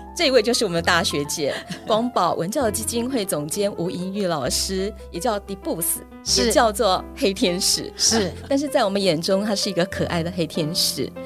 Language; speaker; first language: Chinese; non-native, local second language; Min Nan Chinese